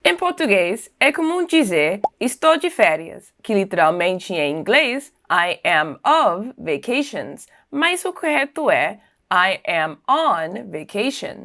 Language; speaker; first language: Portuguese; non-native, fluent; English